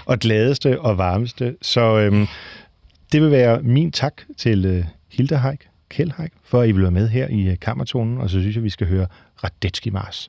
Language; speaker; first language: Danish; native; Danish